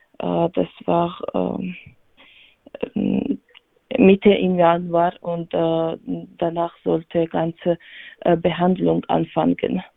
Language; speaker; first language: German; non-native, learner; Georgian